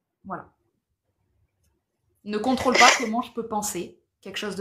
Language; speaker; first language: French; native; French